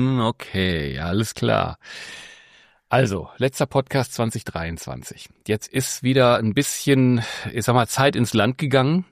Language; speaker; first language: German; native; German